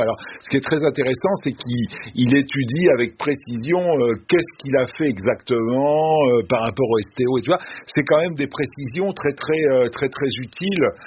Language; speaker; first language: French; native; French